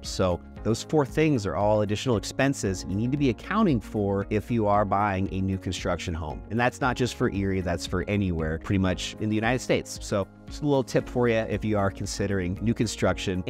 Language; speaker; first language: English; native; English